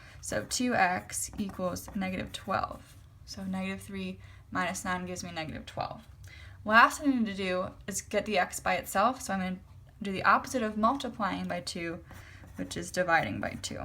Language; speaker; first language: English; native; English